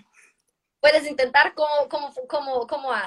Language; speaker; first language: Spanish; non-native, fluent; Portuguese